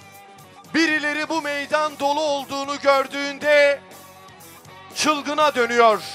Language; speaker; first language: Turkish; native; Turkish